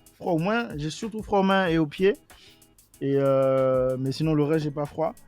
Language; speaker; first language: French; native; French